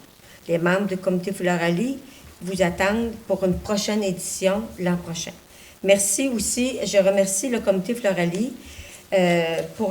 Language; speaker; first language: French; native; French